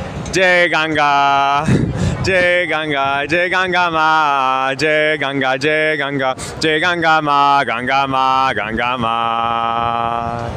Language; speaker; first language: Hindi; non-native, learner; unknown